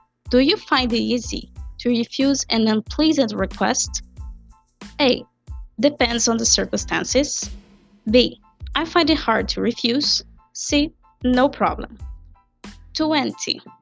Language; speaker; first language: English; non-native, fluent; Portuguese